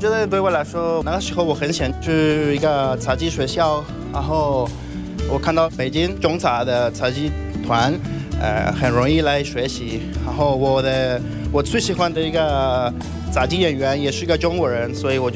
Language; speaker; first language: Chinese; non-native, fluent; Spanish